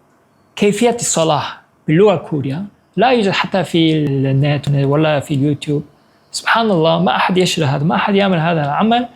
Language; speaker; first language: Arabic; non-native, fluent; Korean